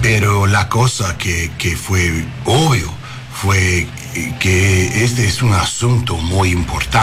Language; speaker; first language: Spanish; non-native, learner; English